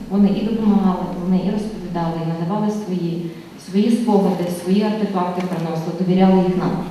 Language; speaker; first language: Ukrainian; native; Ukrainian